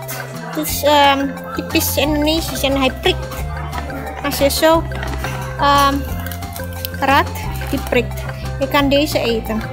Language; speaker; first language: Dutch; non-native, local second language; Indonesian